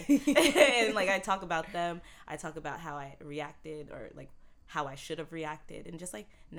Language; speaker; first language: English; early bilingual, other home language; Haitian Creole